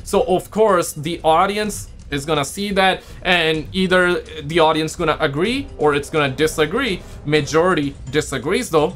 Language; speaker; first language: English; native; English